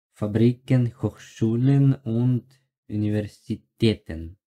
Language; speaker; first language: German; non-native, learner; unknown